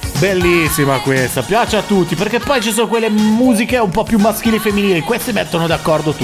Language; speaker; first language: Italian; native; Italian